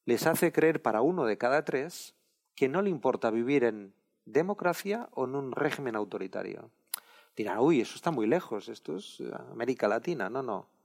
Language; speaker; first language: Spanish; non-native, local second language; Catalan